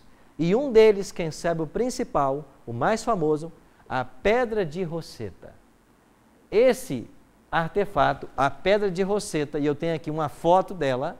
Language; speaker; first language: Portuguese; native; Portuguese